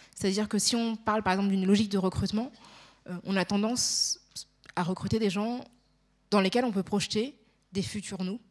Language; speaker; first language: French; native; French